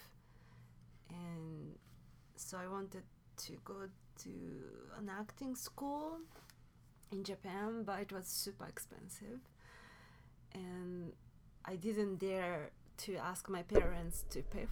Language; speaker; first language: English; non-native, fluent; Japanese